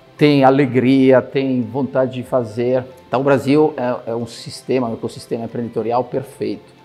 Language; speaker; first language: Portuguese; non-native, fluent; Italian